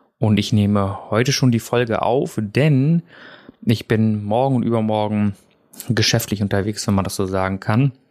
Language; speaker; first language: German; early bilingual, other home language; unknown